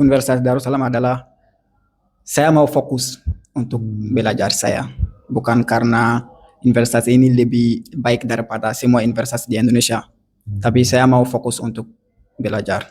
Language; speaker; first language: Indonesian; non-native, learner; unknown